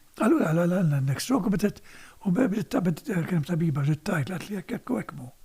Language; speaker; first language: Maltese; native; Maltese